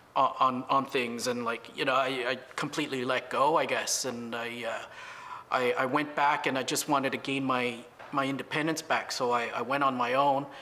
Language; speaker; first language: English; native; English